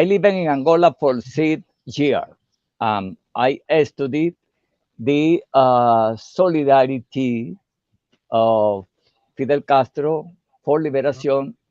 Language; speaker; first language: English; non-native, learner; Spanish